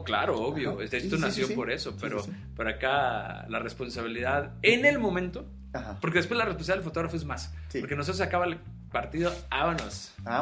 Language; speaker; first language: Spanish; native; Spanish